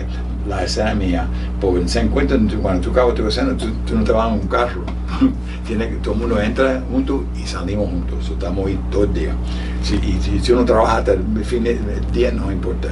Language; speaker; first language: Spanish; early bilingual, heritage; Spanish